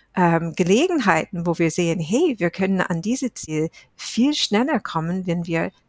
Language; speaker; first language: German; non-native, fluent; English